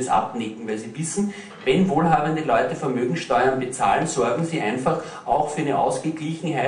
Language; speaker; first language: German; native; German